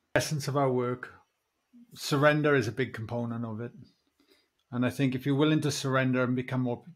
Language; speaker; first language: English; native; English